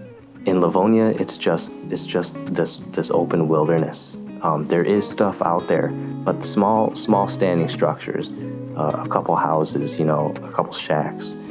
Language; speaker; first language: English; native; English